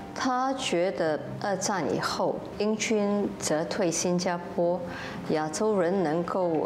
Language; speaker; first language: Chinese; non-native, local second language; English